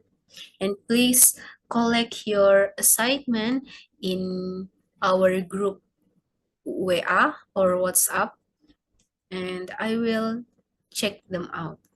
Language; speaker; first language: English; non-native, learner; Indonesian